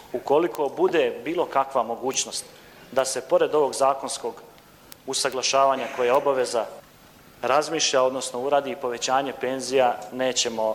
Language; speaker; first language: Croatian; native; Croatian